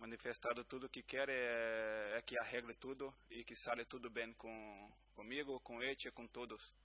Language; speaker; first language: Spanish; non-native, learner; Portuguese